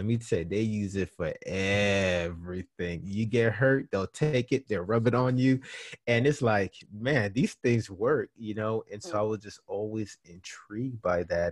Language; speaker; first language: English; native; English